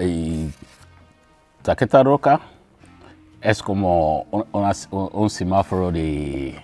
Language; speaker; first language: Spanish; non-native, learner; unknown